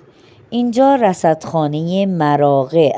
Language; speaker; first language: Persian; non-native, fluent; Urdu